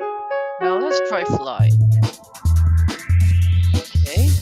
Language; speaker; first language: English; native; English